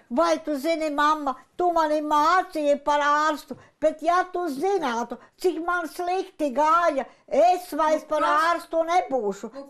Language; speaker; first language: Latvian; native; Latvian